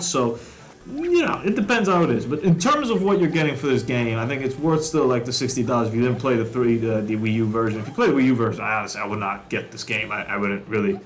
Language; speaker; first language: English; native; English